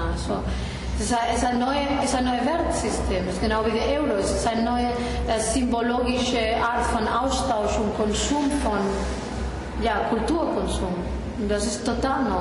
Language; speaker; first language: German; non-native, fluent; Spanish